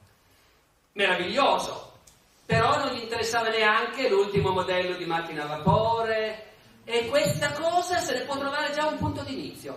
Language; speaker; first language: Italian; native; Italian